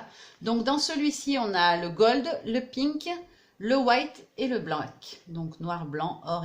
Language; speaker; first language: French; native; French